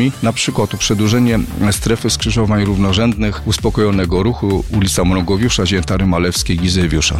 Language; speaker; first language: Polish; native; Polish